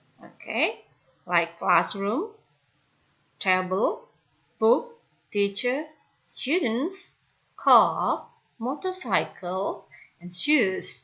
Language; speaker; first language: English; non-native, fluent; Indonesian